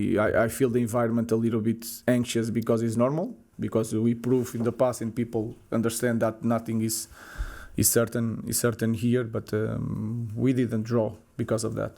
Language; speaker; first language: English; non-native, fluent; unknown